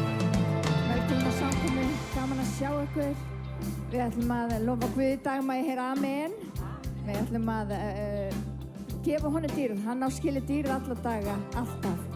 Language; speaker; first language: Icelandic; non-native, fluent; English